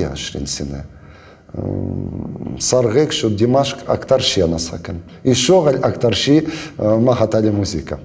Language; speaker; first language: Arabic; non-native, learner; Russian